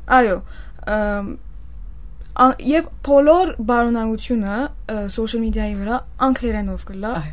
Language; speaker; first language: Armenian; early bilingual, heritage; Armenian